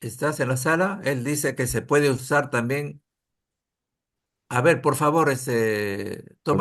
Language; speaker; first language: Spanish; native; Spanish